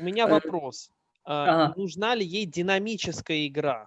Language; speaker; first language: Russian; native; Russian